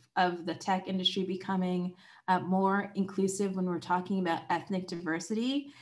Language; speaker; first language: English; native; English